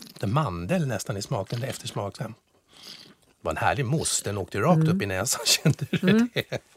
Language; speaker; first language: Swedish; non-native, fluent; French